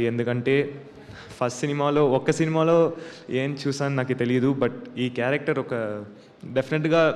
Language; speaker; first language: Telugu; non-native, learner; Tamil